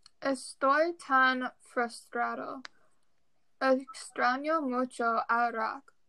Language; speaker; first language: Spanish; non-native, learner; English